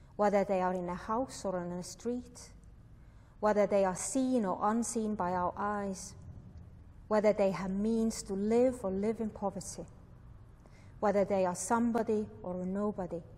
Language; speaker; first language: English; non-native, fluent; Estonian